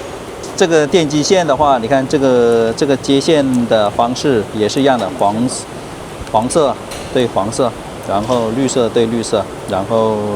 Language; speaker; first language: Chinese; native; Chinese